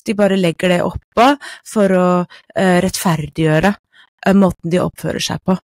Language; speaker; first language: Norwegian; non-native, fluent; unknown